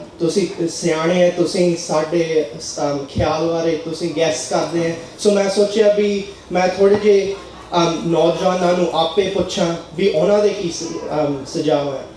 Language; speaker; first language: Punjabi; early bilingual, heritage; Punjabi